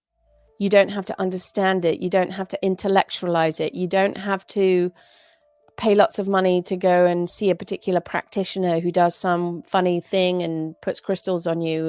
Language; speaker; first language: English; native; English